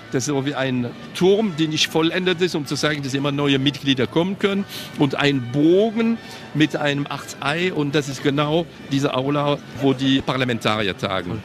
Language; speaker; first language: German; non-native, local second language; French